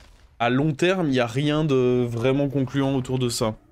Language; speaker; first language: French; native; French